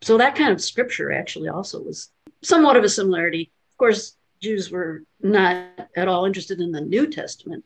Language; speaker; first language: English; native; English